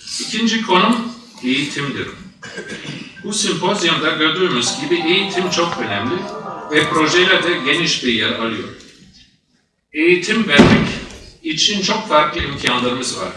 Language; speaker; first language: Turkish; non-native, fluent; German